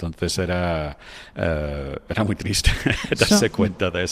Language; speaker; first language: Spanish; non-native, fluent; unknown